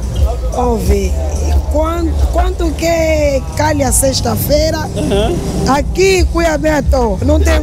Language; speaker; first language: Portuguese; non-native, local second language; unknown